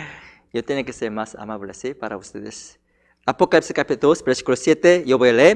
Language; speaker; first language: Spanish; non-native, fluent; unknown